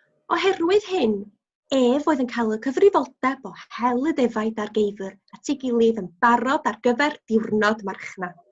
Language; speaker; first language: Welsh; native; Welsh